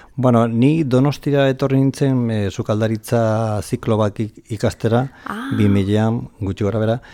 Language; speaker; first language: Basque; non-native, local second language; Spanish